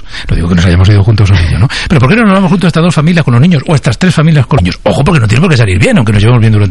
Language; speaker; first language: Spanish; native; Spanish